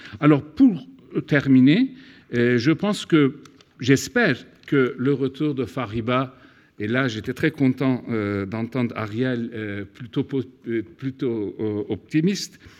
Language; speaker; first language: French; non-native, fluent; Turkish